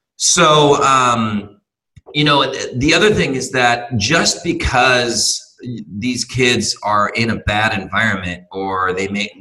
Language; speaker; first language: English; native; English